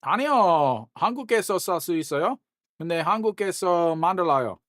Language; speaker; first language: Korean; non-native, learner; English